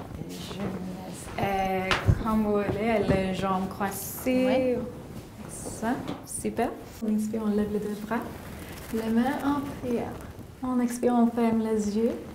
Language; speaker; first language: French; non-native, learner; English